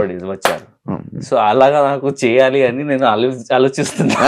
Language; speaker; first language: Telugu; non-native, learner; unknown